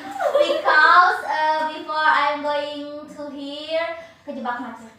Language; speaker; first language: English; non-native, learner; Indonesian